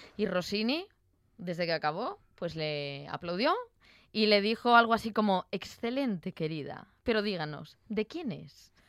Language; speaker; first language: Spanish; native; Spanish